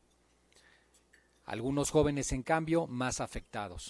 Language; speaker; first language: Spanish; native; Spanish